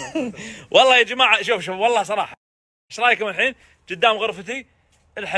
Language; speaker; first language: Arabic; native; Arabic